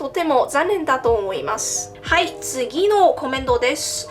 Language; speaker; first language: Japanese; non-native, learner; Min Nan Chinese